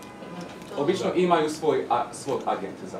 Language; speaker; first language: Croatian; non-native, learner; English